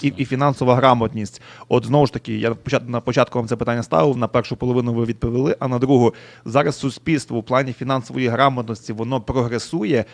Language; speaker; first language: Ukrainian; native; Ukrainian